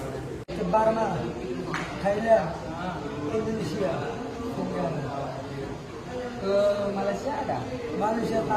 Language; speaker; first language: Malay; non-native, learner; Rohingya